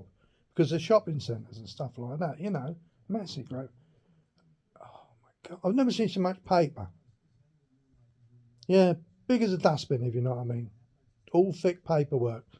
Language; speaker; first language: English; native; English